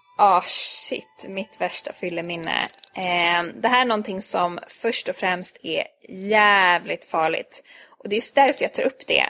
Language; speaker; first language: Swedish; early bilingual, other home language; Hungarian